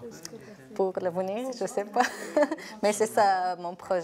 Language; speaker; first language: French; non-native, learner; Arabic